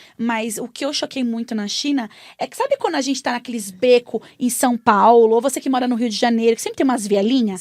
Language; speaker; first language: Portuguese; native; Portuguese